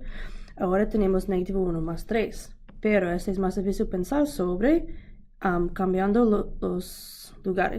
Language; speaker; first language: Spanish; non-native, learner; English